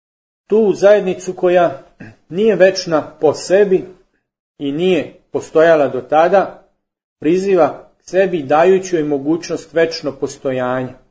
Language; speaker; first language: Serbian; native; Serbian